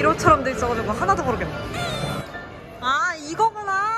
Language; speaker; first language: Korean; native; Korean